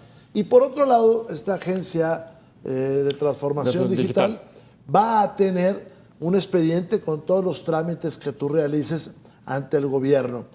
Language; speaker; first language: Spanish; native; Spanish